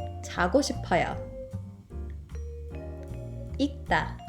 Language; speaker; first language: Korean; non-native, fluent; English